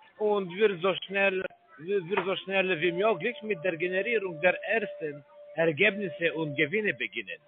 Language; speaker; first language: German; non-native, learner; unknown